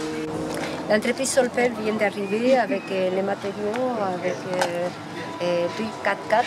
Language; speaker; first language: French; non-native, fluent; Spanish